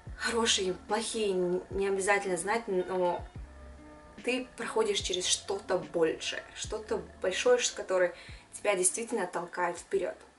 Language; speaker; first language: Russian; non-native, local second language; Kyrgyz